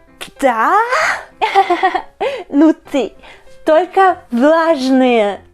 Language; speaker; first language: Russian; non-native, learner; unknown